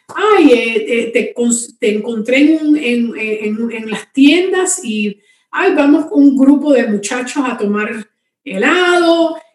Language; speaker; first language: Spanish; native; Spanish